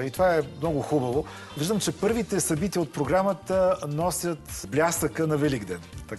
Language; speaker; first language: Bulgarian; native; Bulgarian